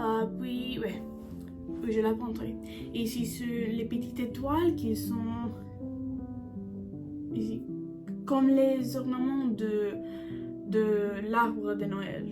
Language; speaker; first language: French; non-native, learner; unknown